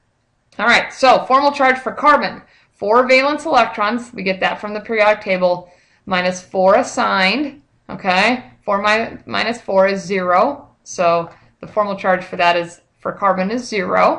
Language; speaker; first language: English; native; English